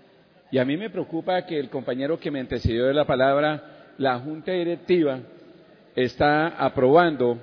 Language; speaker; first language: Spanish; native; Spanish